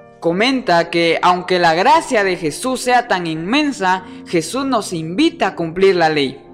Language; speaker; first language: Spanish; native; Spanish